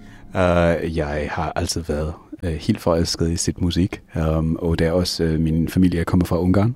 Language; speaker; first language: Danish; non-native, fluent; English